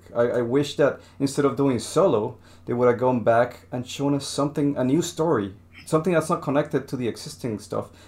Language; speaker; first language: English; non-native, fluent; Spanish